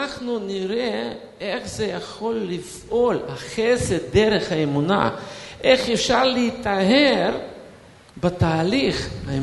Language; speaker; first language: Hebrew; non-native, fluent; Russian